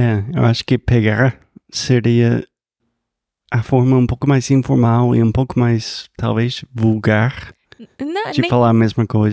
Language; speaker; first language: Portuguese; non-native, fluent; English